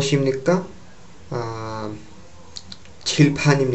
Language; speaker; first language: Korean; non-native, learner; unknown